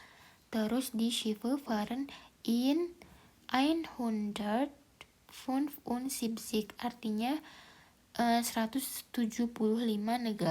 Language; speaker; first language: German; non-native, learner; Indonesian